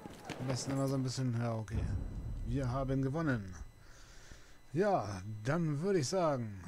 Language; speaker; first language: German; native; German